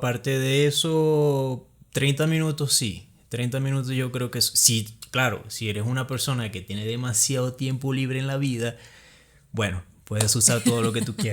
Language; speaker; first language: Spanish; native; Spanish